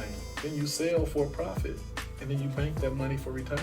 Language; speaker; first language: English; native; English